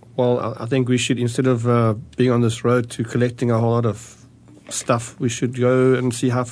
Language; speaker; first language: English; early bilingual, other home language; German